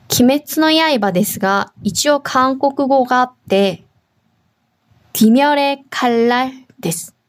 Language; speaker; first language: Japanese; non-native, fluent; Korean